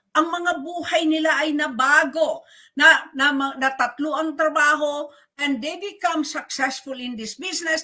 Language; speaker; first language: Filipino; non-native, local second language; Bikol